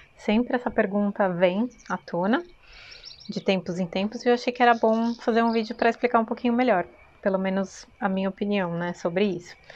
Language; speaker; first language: Portuguese; native; Portuguese